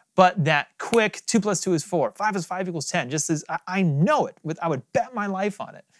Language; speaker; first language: English; native; English